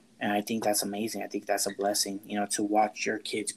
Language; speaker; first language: English; native; English